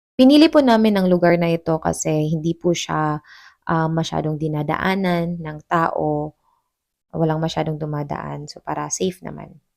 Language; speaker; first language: Filipino; non-native, local second language; Cebuano